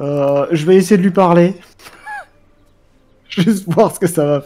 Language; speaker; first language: French; native; French